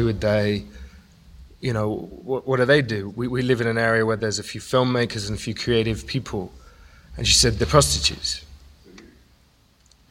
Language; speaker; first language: English; native; English